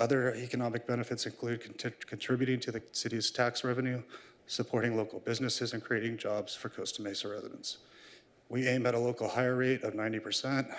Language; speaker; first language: English; native; English